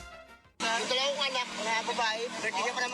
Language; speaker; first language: Filipino; native; Filipino